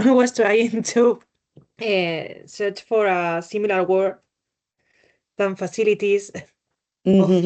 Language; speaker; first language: English; non-native, learner; Spanish